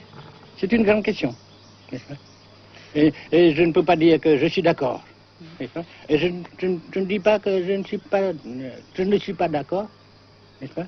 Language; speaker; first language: French; non-native, local second language; Vietnamese